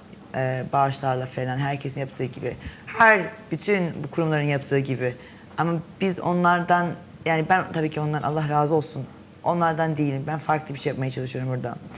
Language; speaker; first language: Turkish; early bilingual, heritage; Turkish